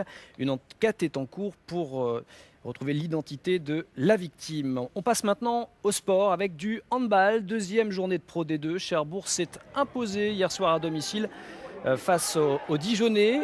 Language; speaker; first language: French; native; French